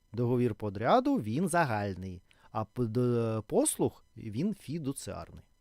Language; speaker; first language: Ukrainian; non-native, local second language; Russian